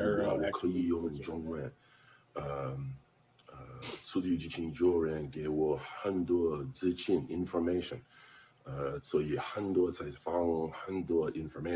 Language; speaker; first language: Chinese; non-native, learner; English